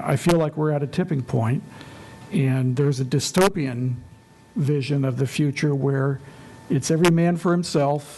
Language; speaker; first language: English; native; English